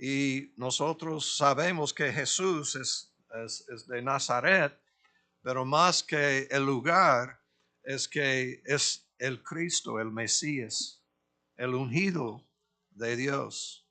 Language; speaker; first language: Spanish; non-native, fluent; English